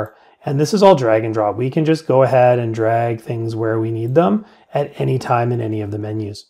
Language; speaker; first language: English; native; English